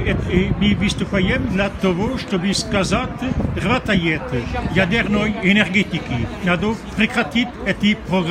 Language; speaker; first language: Russian; non-native, fluent; French